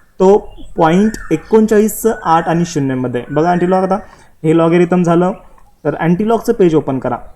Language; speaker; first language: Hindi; non-native, local second language; Marathi